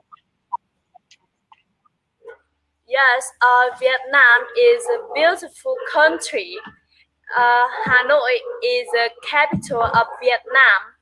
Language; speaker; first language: English; non-native, learner; Vietnamese